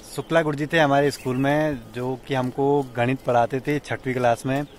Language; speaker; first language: Hindi; native; Hindi